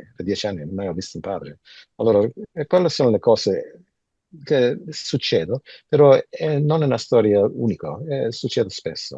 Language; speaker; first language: Italian; early bilingual, heritage; Italian